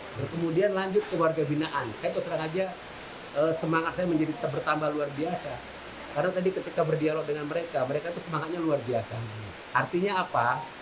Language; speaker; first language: Indonesian; native; Indonesian